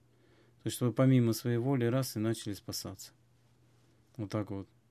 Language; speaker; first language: Russian; native; Russian